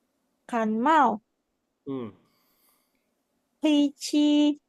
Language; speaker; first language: Chinese; non-native, learner; Indonesian